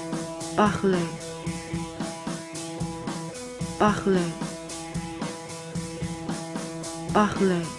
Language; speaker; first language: French; non-native, learner; Korean